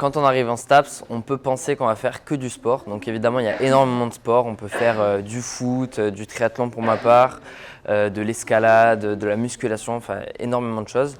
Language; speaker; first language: French; native; French